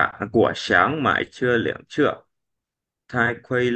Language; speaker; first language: Chinese; non-native, learner; Vietnamese